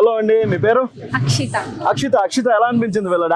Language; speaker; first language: Telugu; native; Telugu